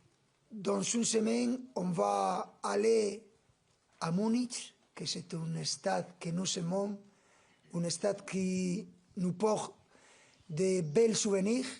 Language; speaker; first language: French; non-native, fluent; Spanish